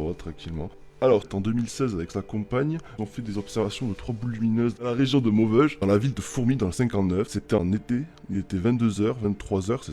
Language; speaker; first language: French; native; French